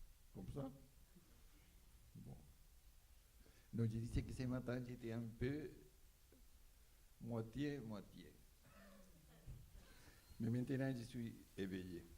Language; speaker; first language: French; non-native, fluent; Spanish